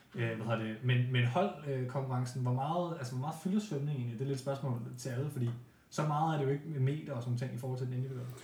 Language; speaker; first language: Danish; native; Danish